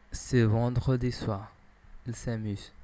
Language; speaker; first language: French; non-native, learner; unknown